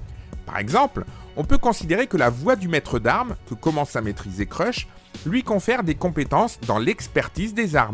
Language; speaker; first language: French; native; French